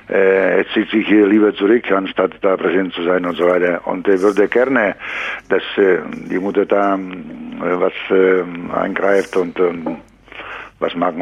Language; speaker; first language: German; non-native, fluent; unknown